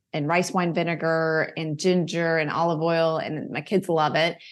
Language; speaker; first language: English; native; English